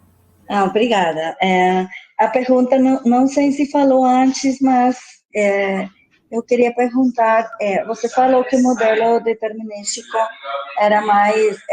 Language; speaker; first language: Portuguese; non-native, fluent; Spanish